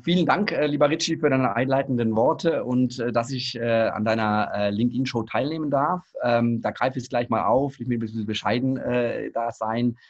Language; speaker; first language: German; native; German